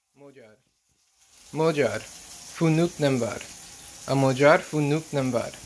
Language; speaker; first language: Hungarian; non-native, learner; English